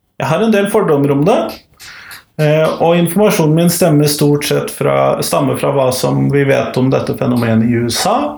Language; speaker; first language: Norwegian; native; Norwegian